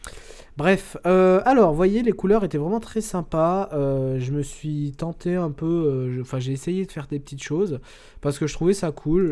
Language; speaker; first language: French; native; French